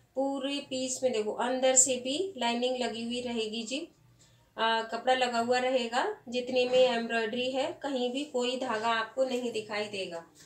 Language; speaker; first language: Hindi; native; Hindi